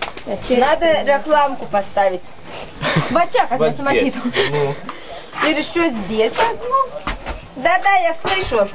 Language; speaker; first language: Russian; non-native, learner; Lithuanian